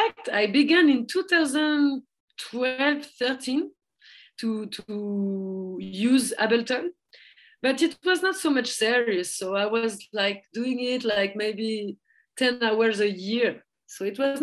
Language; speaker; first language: English; non-native, fluent; French